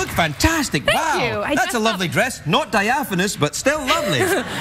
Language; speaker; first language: English; native; English